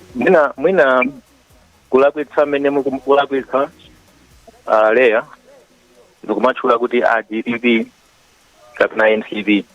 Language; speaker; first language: Nyanja; native; Nyanja